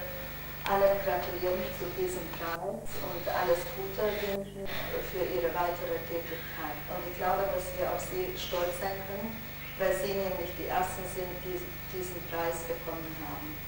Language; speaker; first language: German; non-native, local second language; Hungarian